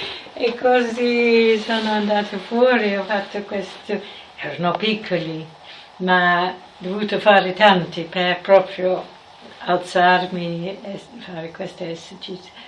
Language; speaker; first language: Italian; non-native, fluent; English